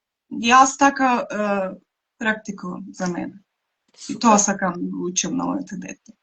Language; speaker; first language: Macedonian; non-native, local second language; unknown